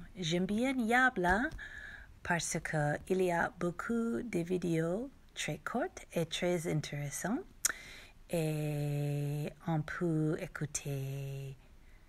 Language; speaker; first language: French; non-native, learner; English